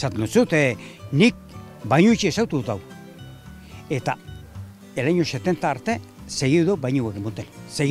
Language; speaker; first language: Basque; native; Basque